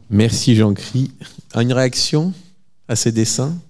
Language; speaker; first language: French; native; French